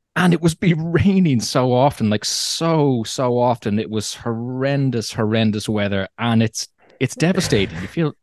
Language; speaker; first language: English; native; English